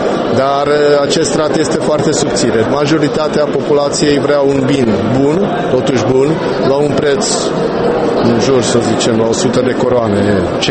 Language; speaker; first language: Romanian; non-native, fluent; Czech